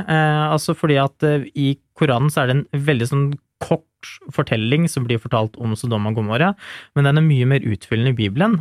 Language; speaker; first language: Norwegian; early bilingual, other home language; Urdu